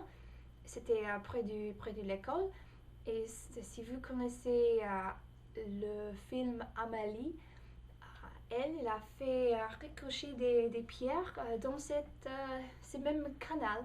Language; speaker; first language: French; non-native, fluent; English